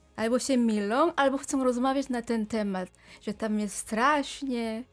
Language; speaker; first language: Polish; non-native, fluent; Korean